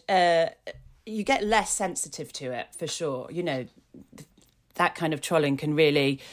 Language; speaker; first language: English; native; English